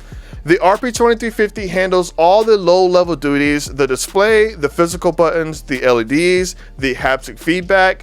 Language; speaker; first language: English; native; English